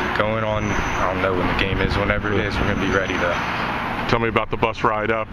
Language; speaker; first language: English; native; English